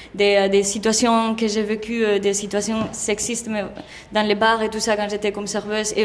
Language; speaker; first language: French; non-native, fluent; Spanish